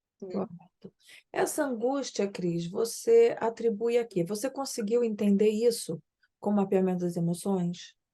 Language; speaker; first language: Portuguese; native; Portuguese